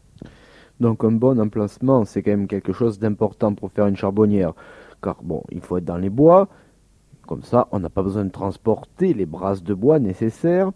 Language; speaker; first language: French; native; French